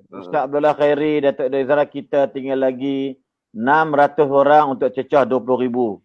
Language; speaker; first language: Malay; native; Malay